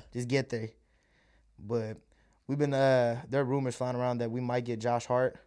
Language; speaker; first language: English; early bilingual, other home language; Malayalam